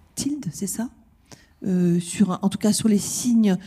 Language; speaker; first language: French; native; French